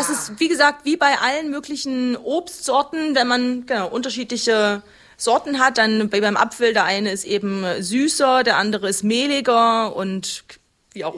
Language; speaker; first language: German; native; German